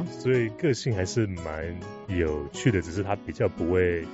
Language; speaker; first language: Chinese; early bilingual, heritage; Chinese